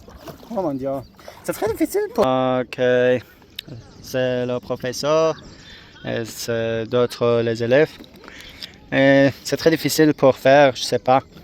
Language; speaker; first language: French; non-native, learner; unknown